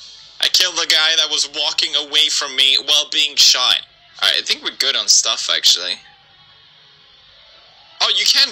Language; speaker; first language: English; native; English